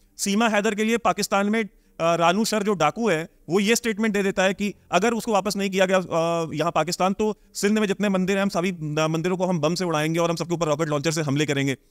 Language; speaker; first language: Hindi; native; Hindi